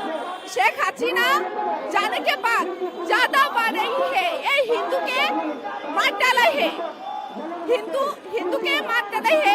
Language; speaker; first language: Hindi; non-native, learner; Bangla